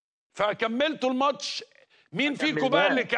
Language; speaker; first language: Arabic; native; Arabic